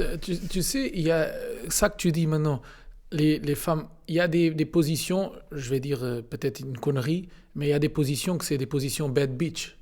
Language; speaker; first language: French; non-native, learner; Portuguese